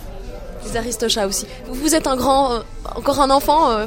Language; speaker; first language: French; native; French